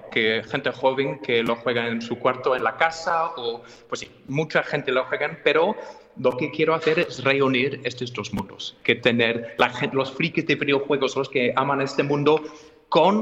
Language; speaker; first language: Spanish; non-native, fluent; English